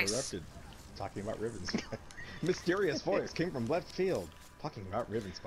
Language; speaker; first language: English; native; English